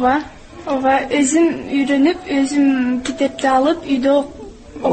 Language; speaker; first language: Kyrgyz; non-native, local second language; Russian